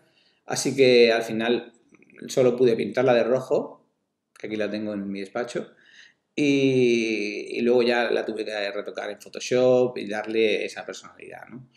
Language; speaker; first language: Spanish; native; Spanish